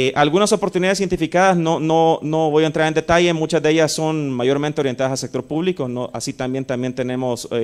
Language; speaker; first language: Spanish; native; Spanish